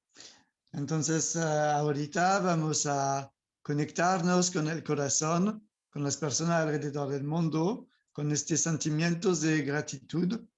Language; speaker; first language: Spanish; non-native, learner; French